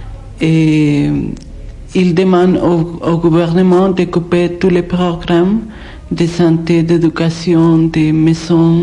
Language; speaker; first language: French; non-native, fluent; Spanish